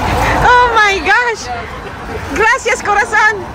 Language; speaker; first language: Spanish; non-native, learner; Cebuano